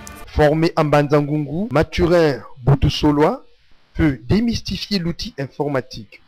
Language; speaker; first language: French; non-native, local second language; Kongo